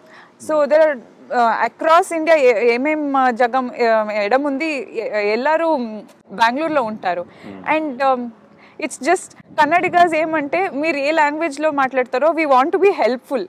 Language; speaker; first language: Telugu; non-native, local second language; Kannada